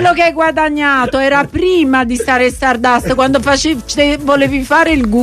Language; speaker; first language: Italian; native; Italian